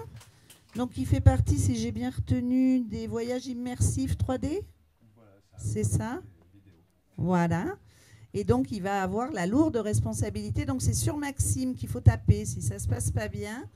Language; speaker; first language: French; native; French